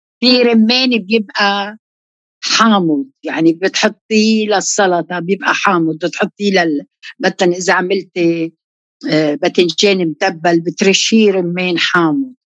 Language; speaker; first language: Arabic; native; Arabic